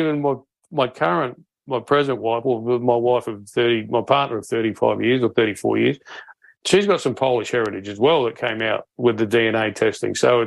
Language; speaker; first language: English; native; English